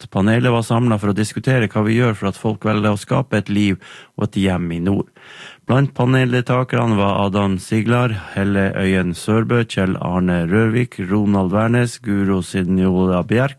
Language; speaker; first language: Norwegian; native; Norwegian